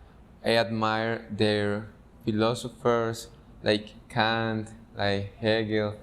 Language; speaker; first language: English; non-native, fluent; Spanish